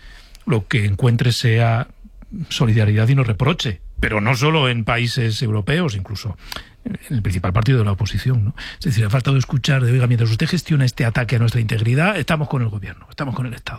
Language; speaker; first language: Spanish; native; Spanish